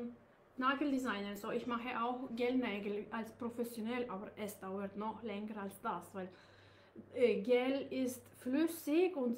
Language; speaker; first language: German; non-native, learner; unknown